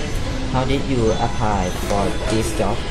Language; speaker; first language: English; non-native, learner; Thai